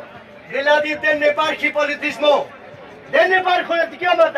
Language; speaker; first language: Greek; non-native, fluent; Urdu